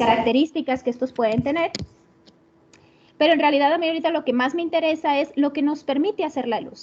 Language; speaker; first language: Spanish; native; Spanish